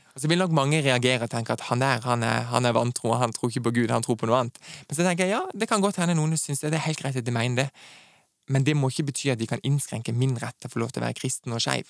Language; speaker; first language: Norwegian; native; Norwegian